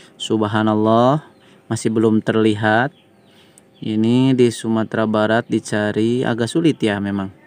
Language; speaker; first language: Indonesian; non-native, local second language; Sundanese